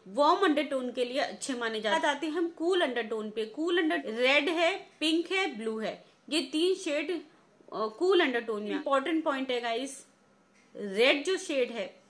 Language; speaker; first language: Hindi; native; Hindi